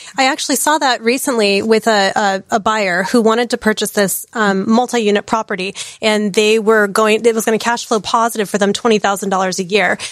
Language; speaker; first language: English; native; English